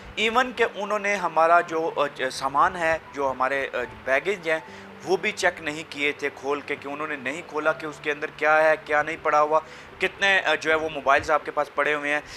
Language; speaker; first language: Urdu; non-native, local second language; Punjabi